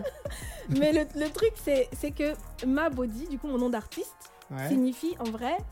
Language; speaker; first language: French; native; French